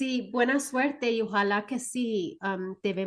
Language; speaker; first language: Spanish; early bilingual, heritage; Spanish